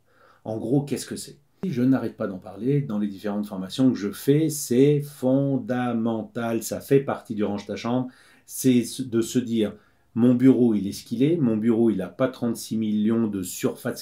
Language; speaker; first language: French; native; French